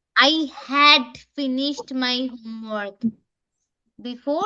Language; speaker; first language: English; non-native, local second language; Bangla